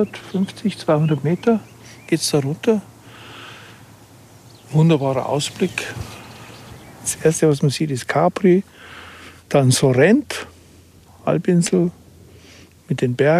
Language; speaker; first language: German; native; German